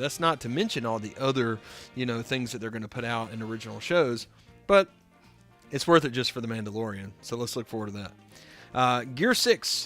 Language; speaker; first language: English; native; English